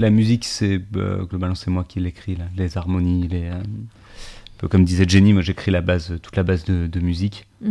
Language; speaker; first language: French; native; French